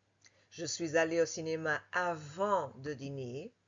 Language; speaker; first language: French; non-native, fluent; Portuguese